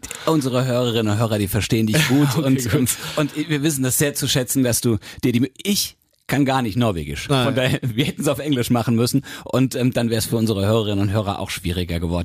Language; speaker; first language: German; native; German